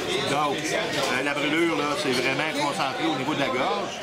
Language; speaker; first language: French; native; French